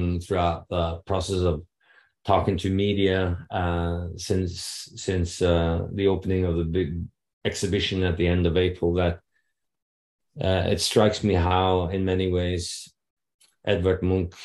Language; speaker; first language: English; non-native, fluent; Norwegian